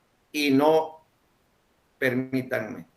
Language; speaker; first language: Spanish; native; Spanish